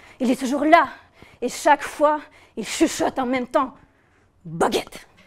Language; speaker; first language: French; non-native, fluent; Russian